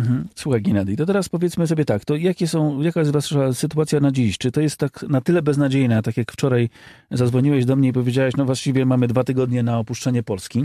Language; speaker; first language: Polish; native; Polish